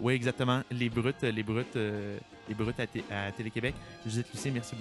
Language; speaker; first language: French; native; French